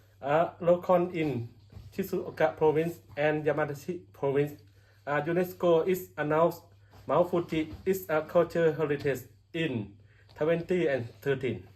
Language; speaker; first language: English; non-native, learner; Thai